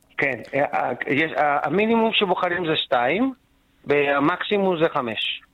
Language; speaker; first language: Hebrew; non-native, fluent; Spanish